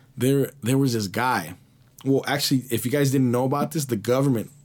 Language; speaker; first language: English; early bilingual, other home language; Spanish